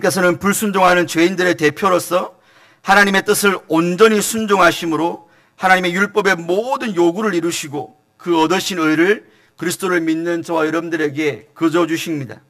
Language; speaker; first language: Korean; native; Korean